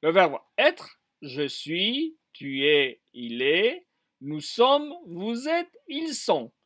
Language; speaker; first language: French; non-native, fluent; Spanish